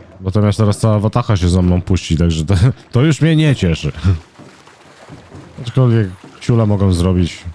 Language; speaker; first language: Polish; native; Polish